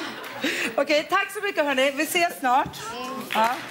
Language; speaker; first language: Swedish; native; Swedish